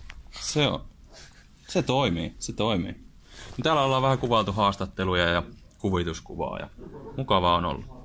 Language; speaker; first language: Finnish; native; Finnish